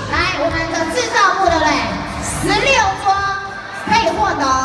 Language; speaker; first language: Chinese; native; Chinese